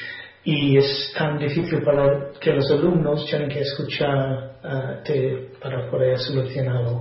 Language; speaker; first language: Spanish; non-native, fluent; English